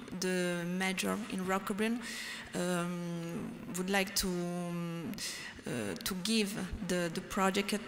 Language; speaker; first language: English; non-native, learner; French